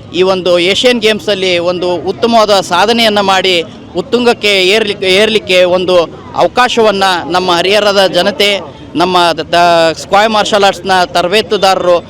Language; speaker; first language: Kannada; native; Kannada